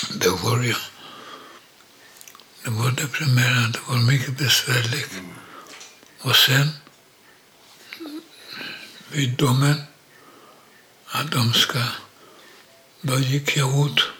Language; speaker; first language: Swedish; non-native, learner; Polish